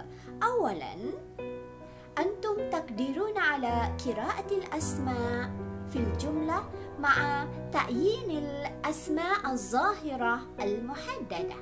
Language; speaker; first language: Arabic; non-native, fluent; Malay